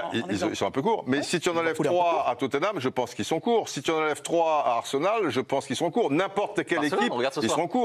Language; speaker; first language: French; native; French